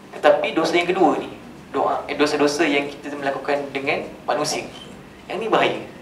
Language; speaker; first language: Malay; native; Malay